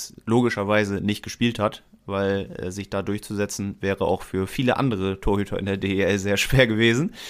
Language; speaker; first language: German; native; German